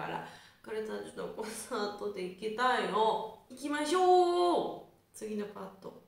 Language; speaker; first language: Japanese; non-native, learner; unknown